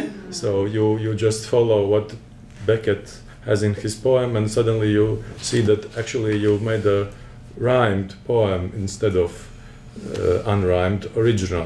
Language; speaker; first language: English; non-native, fluent; Latvian